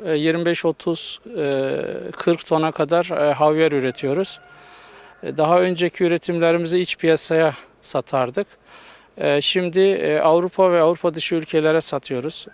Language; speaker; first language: Turkish; native; Turkish